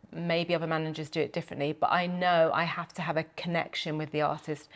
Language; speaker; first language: English; native; English